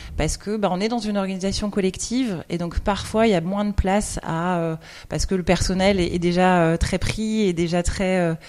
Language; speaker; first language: French; native; French